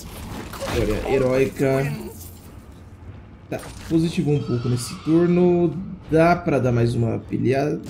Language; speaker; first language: Portuguese; native; Portuguese